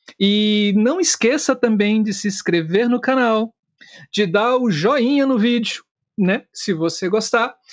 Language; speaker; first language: Portuguese; native; Portuguese